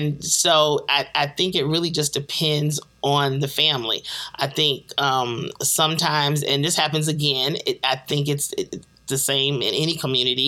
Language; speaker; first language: English; native; English